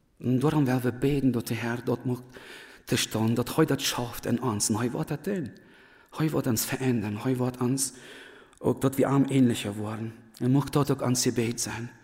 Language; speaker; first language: German; early bilingual, other home language; Plautdietsch